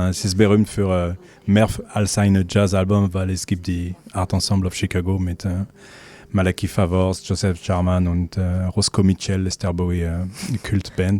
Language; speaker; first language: German; non-native, learner; French